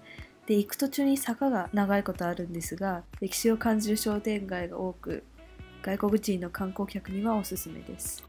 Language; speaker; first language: Japanese; early bilingual, heritage; Japanese